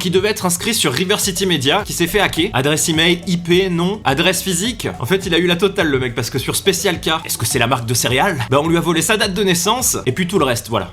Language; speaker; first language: French; native; French